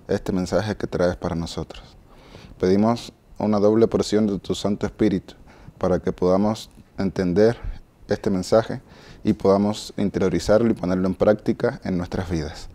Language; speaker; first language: Spanish; native; Spanish